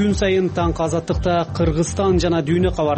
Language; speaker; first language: Kyrgyz; native; Kyrgyz